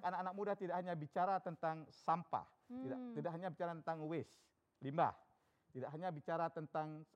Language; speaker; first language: Indonesian; native; Indonesian